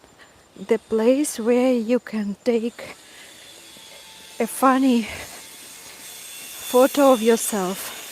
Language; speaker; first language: English; non-native, fluent; Russian